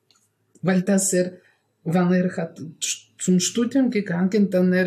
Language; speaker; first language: German; non-native, learner; Russian